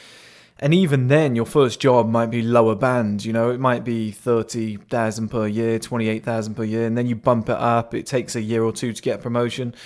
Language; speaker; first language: English; native; English